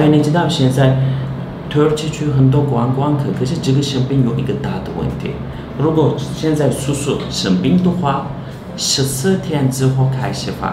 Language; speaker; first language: Chinese; non-native, learner; Turkish